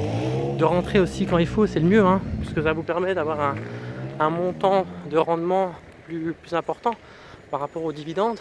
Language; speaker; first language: French; native; French